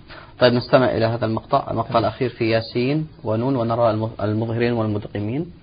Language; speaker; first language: Arabic; native; Arabic